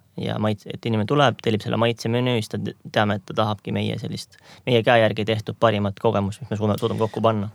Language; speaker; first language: Estonian; native; Estonian